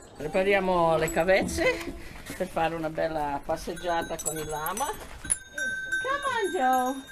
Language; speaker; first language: Italian; early bilingual, heritage; English